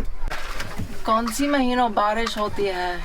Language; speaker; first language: Hindi; non-native, learner; English